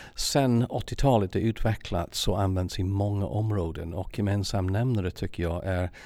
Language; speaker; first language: Swedish; non-native, fluent; English